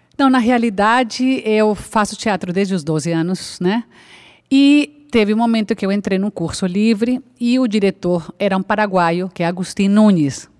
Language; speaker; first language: Portuguese; non-native, fluent; Spanish